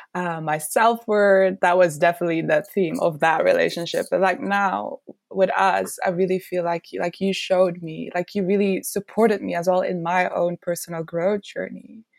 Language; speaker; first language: English; non-native, fluent; Dutch